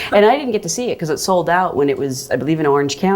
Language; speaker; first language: English; native; English